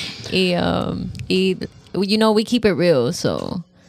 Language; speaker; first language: English; early bilingual, other home language; Spanish